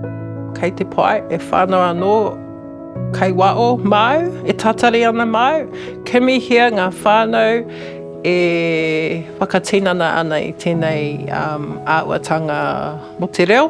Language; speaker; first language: Māori; non-native, local second language; English